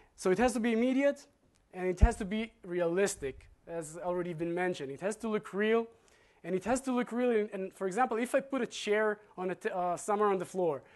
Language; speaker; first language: English; non-native, fluent; Hebrew